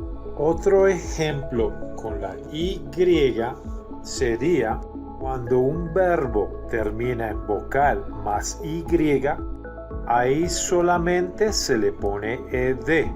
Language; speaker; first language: Spanish; non-native, fluent; English